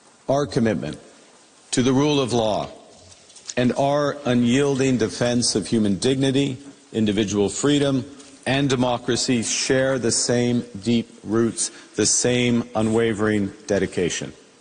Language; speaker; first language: English; native; English